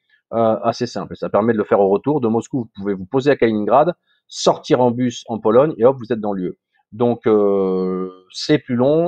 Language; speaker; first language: French; native; French